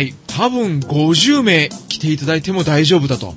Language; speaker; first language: Japanese; native; Japanese